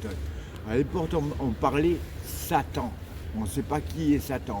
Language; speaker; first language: French; native; French